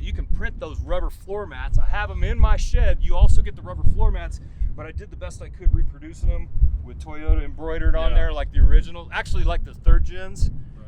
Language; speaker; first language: English; native; English